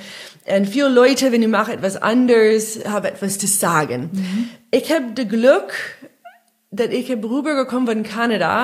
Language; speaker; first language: German; non-native, fluent; English